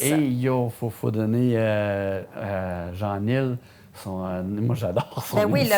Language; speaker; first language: French; native; French